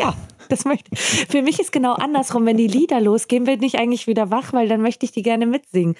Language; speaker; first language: German; native; German